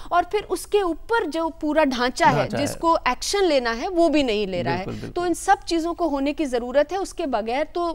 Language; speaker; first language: Hindi; native; Hindi